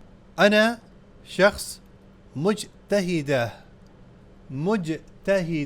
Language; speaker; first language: Arabic; non-native, fluent; Urdu